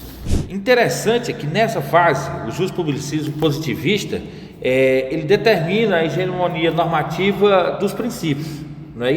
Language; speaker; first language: Portuguese; native; Portuguese